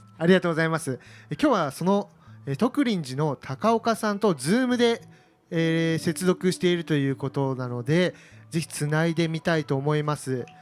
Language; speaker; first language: Japanese; native; Japanese